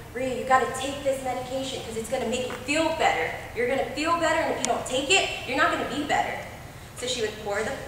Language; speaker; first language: English; native; English